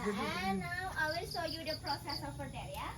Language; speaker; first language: English; non-native, fluent; Indonesian